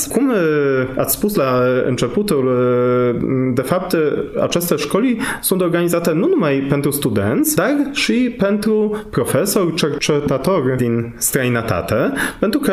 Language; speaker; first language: Romanian; non-native, fluent; Polish